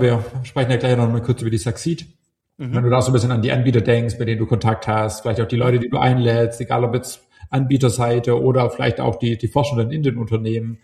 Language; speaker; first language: German; native; German